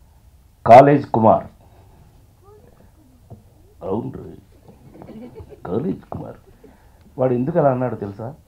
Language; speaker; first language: Telugu; native; Telugu